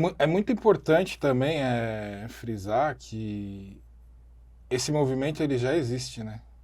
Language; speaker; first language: Portuguese; native; Portuguese